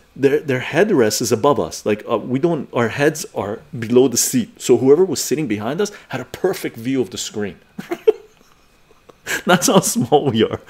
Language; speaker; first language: English; early bilingual, other home language; Persian